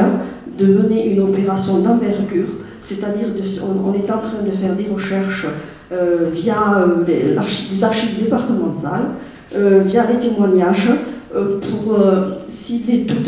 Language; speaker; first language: French; native; French